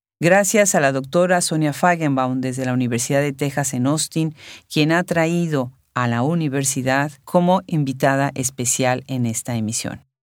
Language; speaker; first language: Spanish; native; Spanish